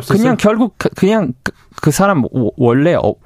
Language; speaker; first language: Korean; non-native, fluent; English